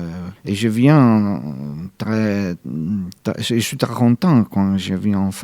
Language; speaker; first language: French; non-native, fluent; Italian